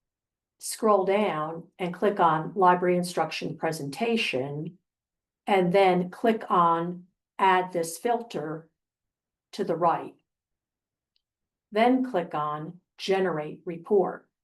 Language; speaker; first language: English; native; English